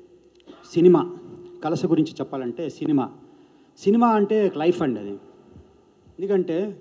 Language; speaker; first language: Telugu; native; Telugu